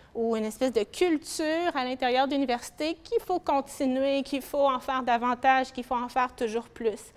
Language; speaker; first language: French; native; French